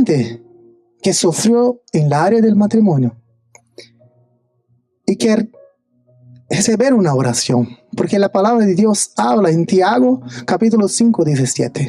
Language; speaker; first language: Spanish; non-native, fluent; Portuguese